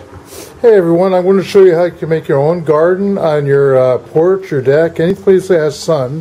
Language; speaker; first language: English; native; English